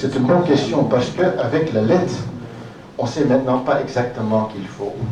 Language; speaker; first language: French; non-native, local second language; Dutch